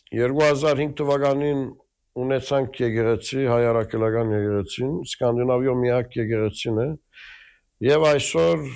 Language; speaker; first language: Armenian; native; Armenian